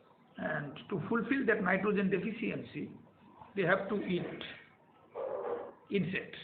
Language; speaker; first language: English; non-native, local second language; Bangla